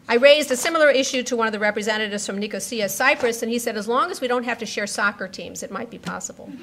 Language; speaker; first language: English; native; English